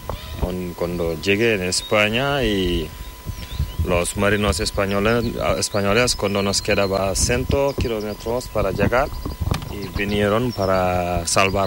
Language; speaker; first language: Spanish; non-native, learner; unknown